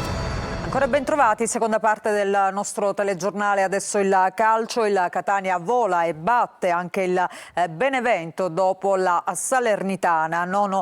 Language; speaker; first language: Italian; native; Italian